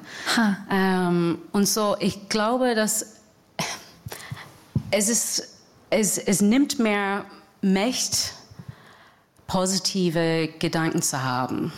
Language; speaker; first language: German; non-native, learner; English